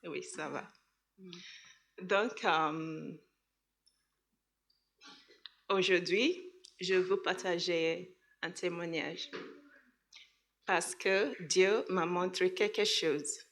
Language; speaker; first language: French; non-native, learner; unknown